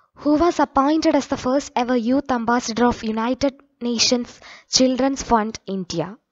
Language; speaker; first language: English; non-native, local second language; Malayalam